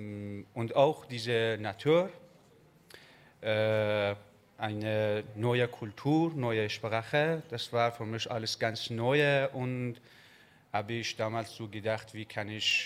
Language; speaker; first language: German; non-native, learner; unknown